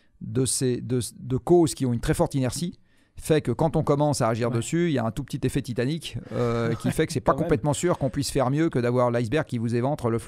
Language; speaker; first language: French; native; French